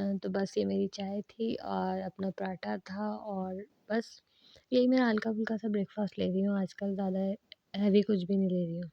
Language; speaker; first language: Urdu; native; Urdu